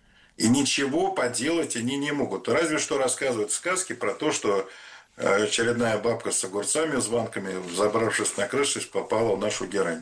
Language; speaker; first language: Russian; native; Russian